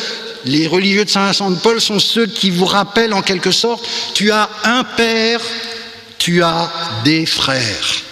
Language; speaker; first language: French; native; French